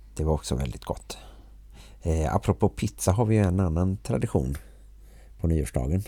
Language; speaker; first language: Swedish; native; Swedish